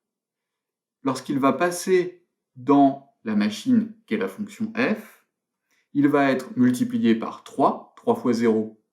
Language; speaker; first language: French; native; French